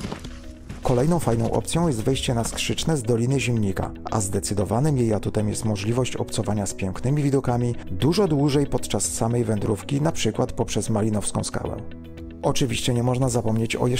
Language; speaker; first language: Polish; native; Polish